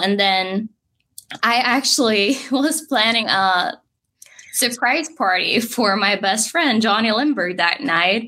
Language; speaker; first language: English; non-native, fluent; Norwegian